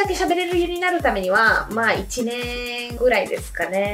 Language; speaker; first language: Japanese; non-native, fluent; Italian